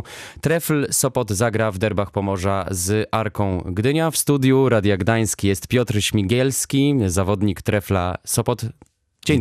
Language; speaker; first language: Polish; native; Polish